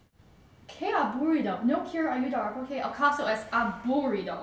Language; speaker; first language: Spanish; non-native, learner; English